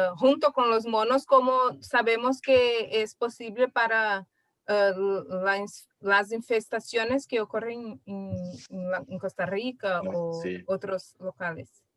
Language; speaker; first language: Spanish; non-native, learner; Portuguese